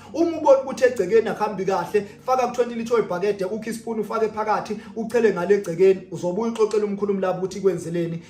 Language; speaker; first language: Zulu; native; Zulu